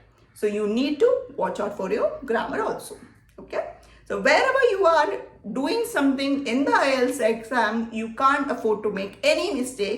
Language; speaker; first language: English; non-native, local second language; Malayalam